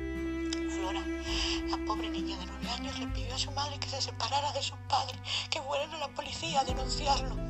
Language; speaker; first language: Spanish; native; Spanish